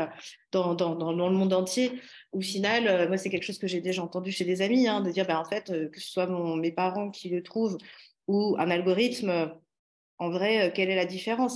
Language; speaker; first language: French; native; French